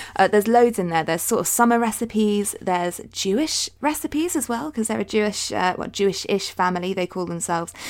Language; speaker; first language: English; native; English